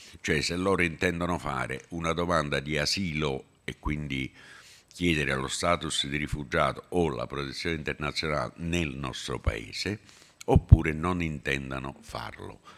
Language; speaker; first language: Italian; native; Italian